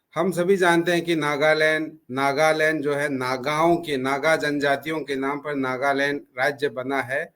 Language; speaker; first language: Hindi; non-native, local second language; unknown